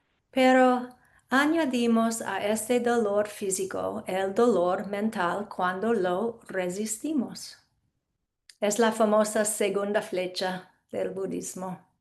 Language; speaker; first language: Spanish; non-native, fluent; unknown